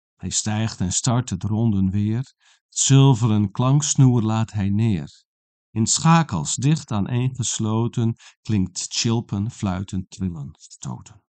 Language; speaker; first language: Dutch; non-native, local second language; Western Frisian